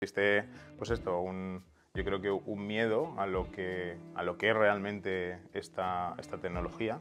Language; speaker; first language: Spanish; native; Spanish